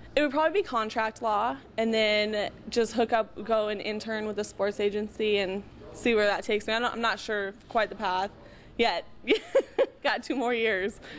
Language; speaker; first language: English; native; English